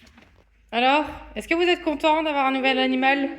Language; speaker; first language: French; native; French